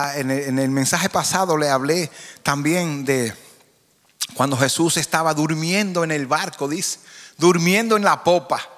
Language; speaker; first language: Spanish; native; Spanish